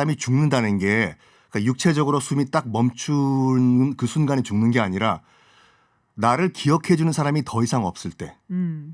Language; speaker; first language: Korean; native; Korean